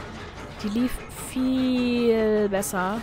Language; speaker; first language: German; native; German